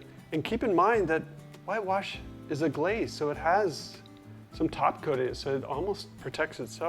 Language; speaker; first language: English; native; English